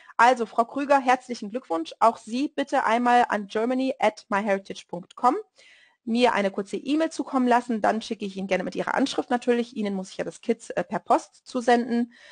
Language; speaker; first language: German; non-native, fluent; Portuguese